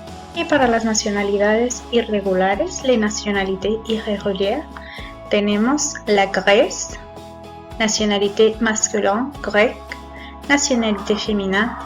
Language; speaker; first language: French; non-native, fluent; Spanish